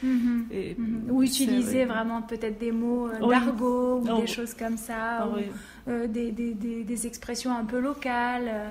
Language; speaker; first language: French; native; French